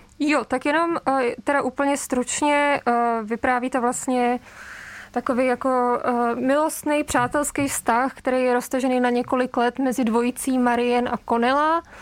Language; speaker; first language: Czech; native; Czech